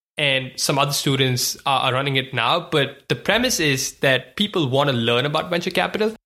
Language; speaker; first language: English; non-native, local second language; Hindi